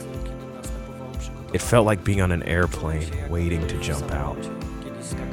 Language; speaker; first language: English; non-native, fluent; Polish